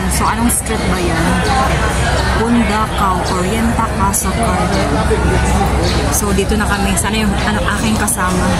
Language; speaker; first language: Filipino; native; Filipino